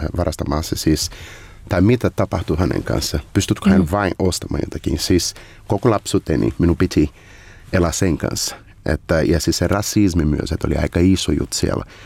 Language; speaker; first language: Finnish; non-native, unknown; Portuguese